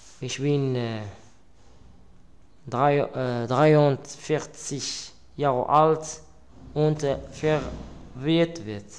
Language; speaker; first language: German; non-native, learner; Arabic